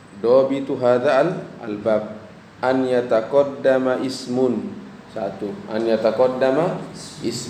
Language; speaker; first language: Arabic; non-native, fluent; Indonesian